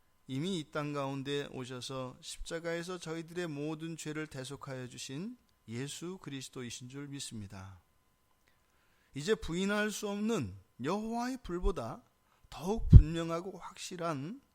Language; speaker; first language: Korean; native; Korean